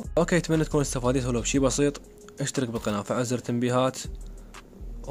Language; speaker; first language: Arabic; native; Arabic